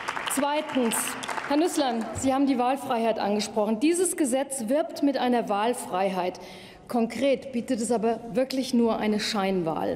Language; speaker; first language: German; native; German